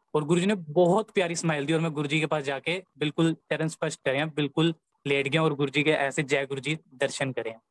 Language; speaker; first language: Hindi; native; Hindi